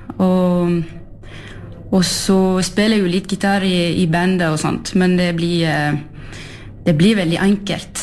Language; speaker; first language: Norwegian; non-native, fluent; French